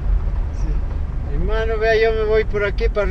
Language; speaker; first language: Spanish; native; Spanish